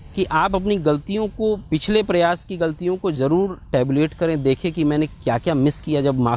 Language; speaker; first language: Hindi; native; Hindi